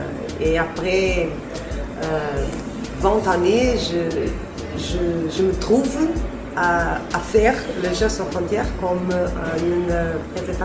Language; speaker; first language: French; non-native, learner; Portuguese